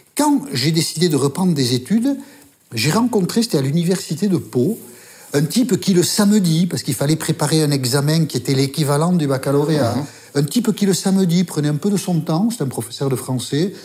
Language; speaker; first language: French; native; French